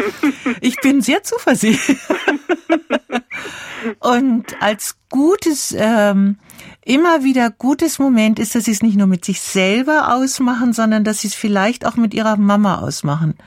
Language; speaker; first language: German; native; German